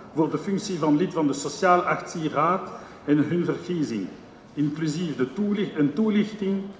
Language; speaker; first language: Dutch; non-native, local second language; French